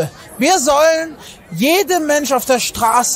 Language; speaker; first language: German; non-native, fluent; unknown